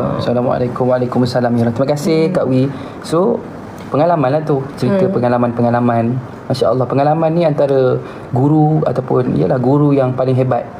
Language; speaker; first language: Malay; native; Malay